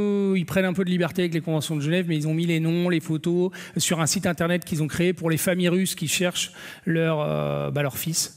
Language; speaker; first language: French; native; French